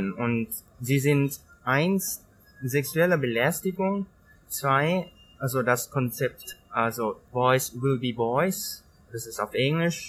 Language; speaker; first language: German; non-native, learner; Thai